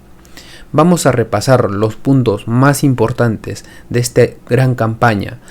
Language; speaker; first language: Spanish; native; Spanish